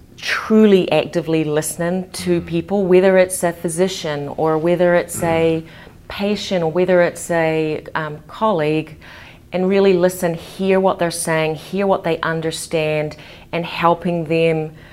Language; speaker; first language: English; native; English